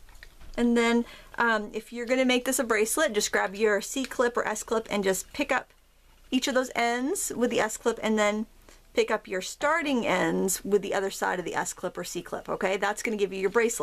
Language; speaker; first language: English; native; English